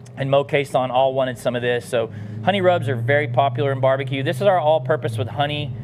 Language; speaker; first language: English; native; English